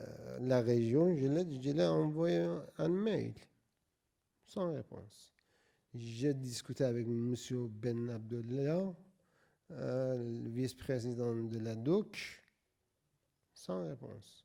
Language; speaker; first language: French; non-native, learner; Persian